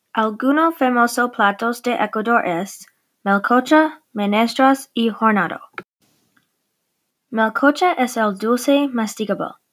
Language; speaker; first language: Spanish; non-native, learner; English